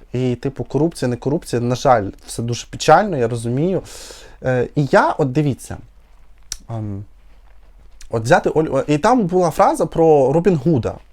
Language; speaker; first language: Ukrainian; non-native, local second language; Russian